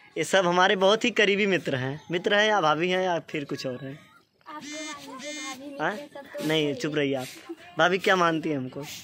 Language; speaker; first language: Hindi; native; Hindi